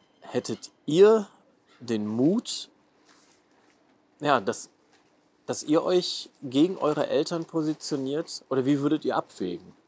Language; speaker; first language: German; native; German